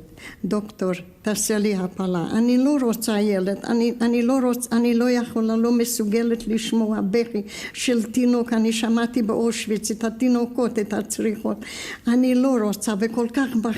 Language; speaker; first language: Hebrew; non-native, fluent; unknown